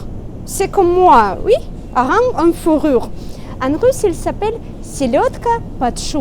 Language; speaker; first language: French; non-native, fluent; Russian